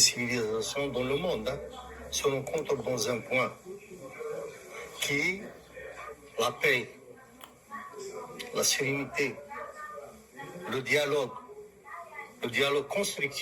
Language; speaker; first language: French; non-native, local second language; Arabic